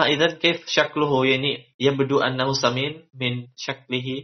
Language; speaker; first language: Arabic; non-native, fluent; Indonesian